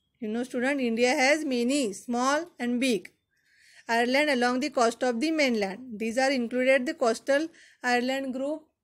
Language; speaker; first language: English; non-native, local second language; Marathi